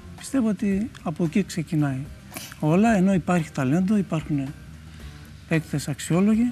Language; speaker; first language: Greek; early bilingual, other home language; Russian